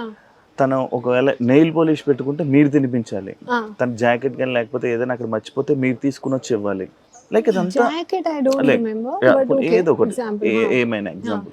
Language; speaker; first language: Telugu; native; Telugu